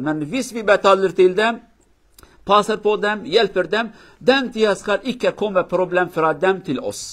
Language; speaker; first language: Swedish; non-native, learner; Kurdish